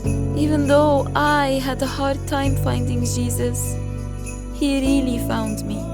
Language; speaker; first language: English; non-native, fluent; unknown